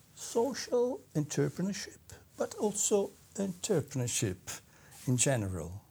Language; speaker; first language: English; non-native, fluent; Italian